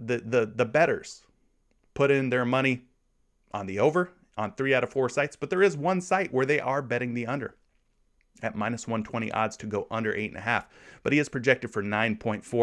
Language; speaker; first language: English; native; English